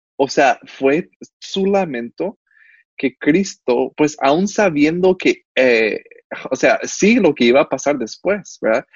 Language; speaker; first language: Spanish; non-native, fluent; English